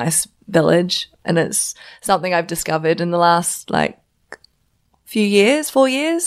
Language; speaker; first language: English; native; English